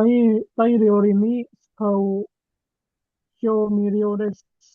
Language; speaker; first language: Japanese; non-native, learner; Indonesian